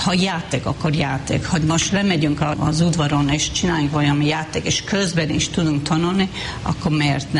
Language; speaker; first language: Hungarian; non-native, fluent; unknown